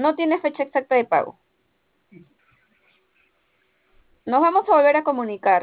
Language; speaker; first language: Spanish; native; Spanish